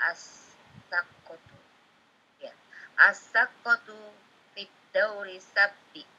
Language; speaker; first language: Arabic; non-native, learner; Indonesian